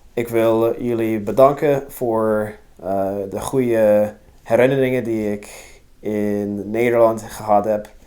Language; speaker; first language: Dutch; non-native, fluent; English